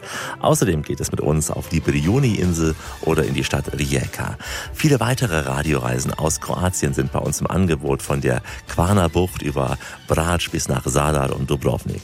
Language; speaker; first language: German; native; German